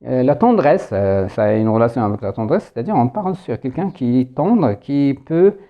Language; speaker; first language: French; non-native, local second language; Arabic